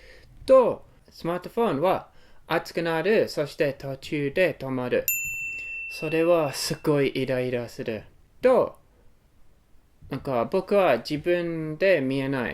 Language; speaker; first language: Japanese; non-native, learner; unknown